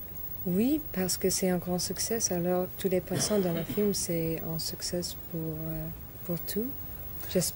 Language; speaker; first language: French; non-native, learner; English